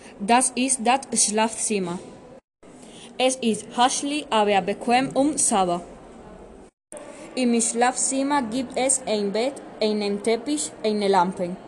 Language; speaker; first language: German; non-native, learner; Spanish